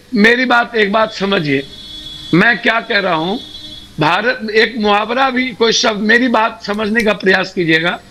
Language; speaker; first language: Hindi; native; Hindi